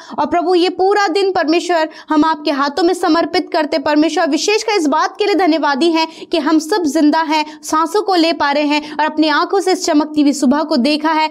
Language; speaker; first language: Hindi; native; Hindi